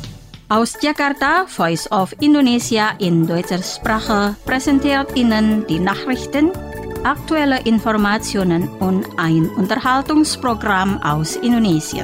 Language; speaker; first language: German; non-native, fluent; Indonesian